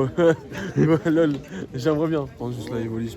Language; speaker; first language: French; native; French